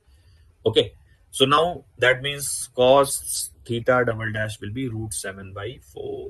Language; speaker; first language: English; non-native, local second language; Hindi